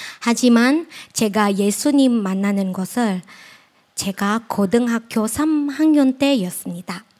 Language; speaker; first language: Korean; non-native, fluent; Indonesian